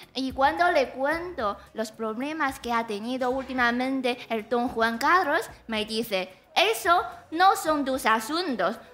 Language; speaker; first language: Spanish; non-native, fluent; Chinese